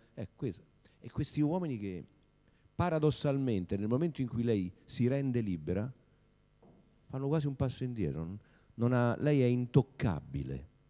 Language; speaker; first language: Italian; native; Italian